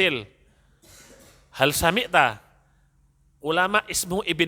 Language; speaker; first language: Arabic; non-native, fluent; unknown